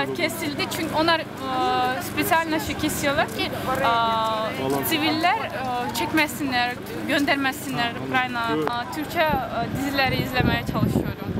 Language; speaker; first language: Turkish; early bilingual, heritage; Turkish